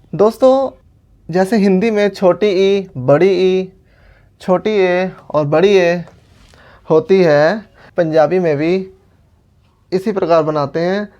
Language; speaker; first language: Hindi; non-native, local second language; Punjabi